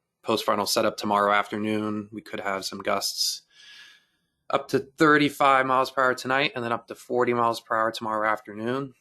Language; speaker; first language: English; native; English